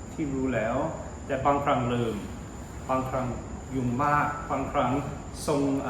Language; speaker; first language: Thai; non-native, fluent; English